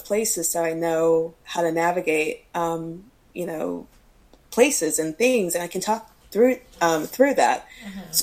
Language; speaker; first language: English; native; English